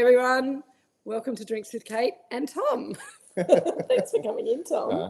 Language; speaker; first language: English; native; English